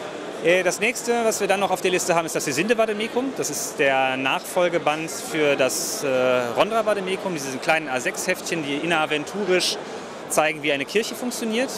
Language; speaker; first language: German; native; German